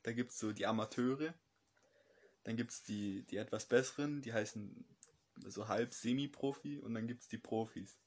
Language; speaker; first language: German; native; German